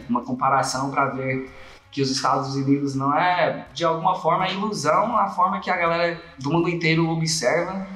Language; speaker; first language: Portuguese; non-native, fluent; English